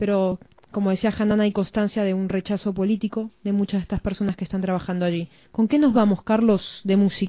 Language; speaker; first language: Spanish; native; Spanish